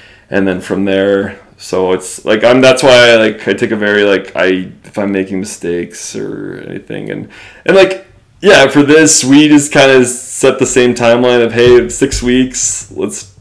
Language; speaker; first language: English; native; English